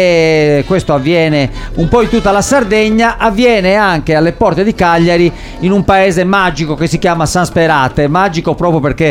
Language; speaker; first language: Italian; native; Italian